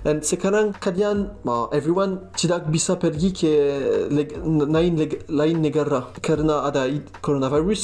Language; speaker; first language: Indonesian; non-native, learner; French